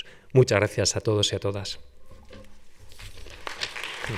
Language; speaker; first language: Spanish; native; Spanish